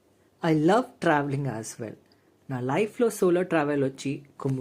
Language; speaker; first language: Telugu; non-native, local second language; Kannada